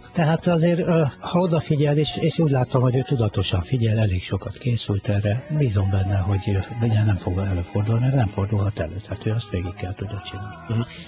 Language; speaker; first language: Hungarian; native; Hungarian